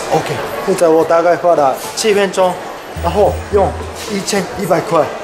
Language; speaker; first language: Chinese; non-native, learner; Japanese